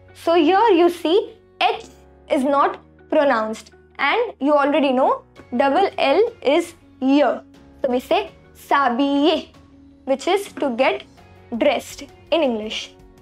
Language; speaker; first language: English; non-native, local second language; Hindi